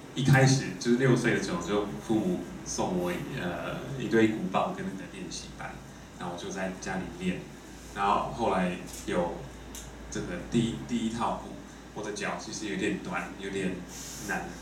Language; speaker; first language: Chinese; non-native, fluent; English